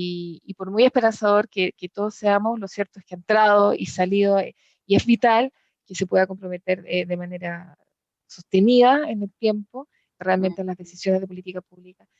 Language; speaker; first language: Spanish; native; Spanish